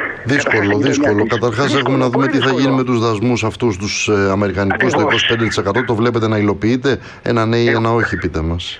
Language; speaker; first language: Greek; native; Greek